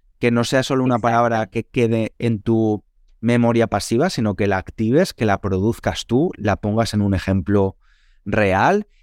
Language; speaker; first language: Spanish; native; Spanish